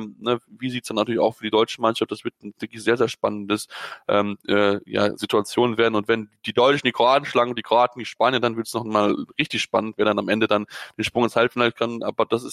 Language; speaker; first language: German; native; German